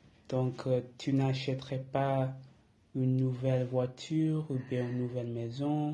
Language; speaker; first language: French; early bilingual, other home language; English